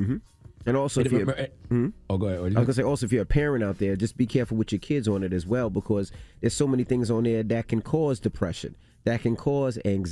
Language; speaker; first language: English; native; English